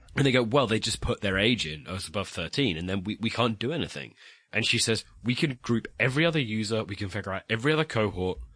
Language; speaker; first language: English; native; English